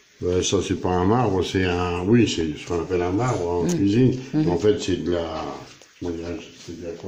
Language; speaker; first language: French; native; French